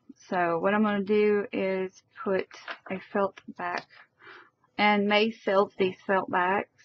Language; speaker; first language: English; native; English